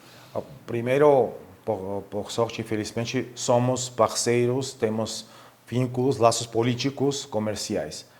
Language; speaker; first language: Portuguese; non-native, fluent; Georgian